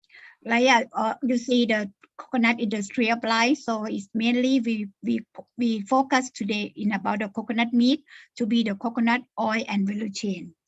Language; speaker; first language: English; non-native, learner; Thai